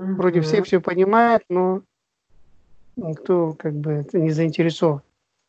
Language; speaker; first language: Russian; native; Russian